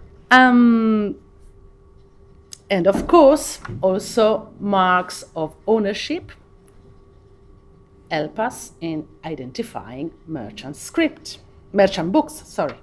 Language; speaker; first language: English; non-native, fluent; Italian